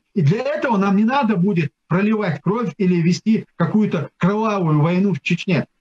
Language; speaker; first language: Russian; non-native, local second language; Chechen